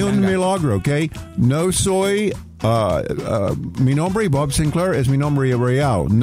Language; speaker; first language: Spanish; non-native, learner; English